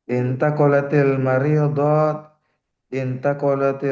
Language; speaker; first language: Arabic; non-native, learner; Indonesian